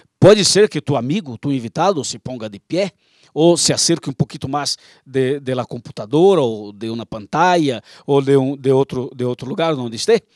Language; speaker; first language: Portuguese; non-native, learner; Spanish